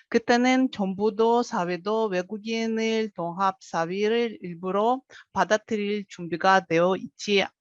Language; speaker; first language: Korean; non-native, fluent; Russian